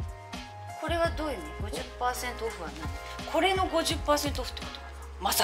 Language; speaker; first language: Japanese; native; Japanese